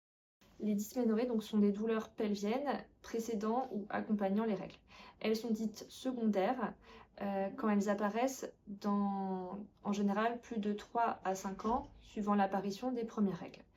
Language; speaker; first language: French; native; French